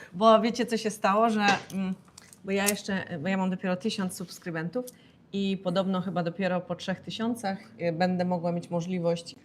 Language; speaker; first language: Polish; native; Polish